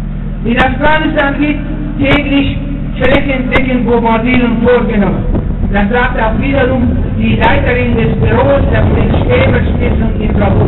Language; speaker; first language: German; non-native, fluent; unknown